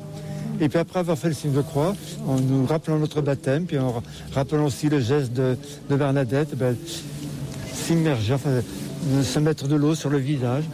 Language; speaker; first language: French; native; French